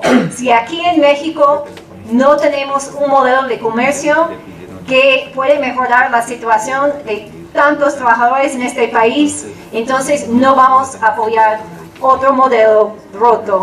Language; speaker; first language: Spanish; non-native, fluent; English